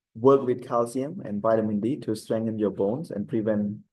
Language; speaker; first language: English; non-native, fluent; Khmer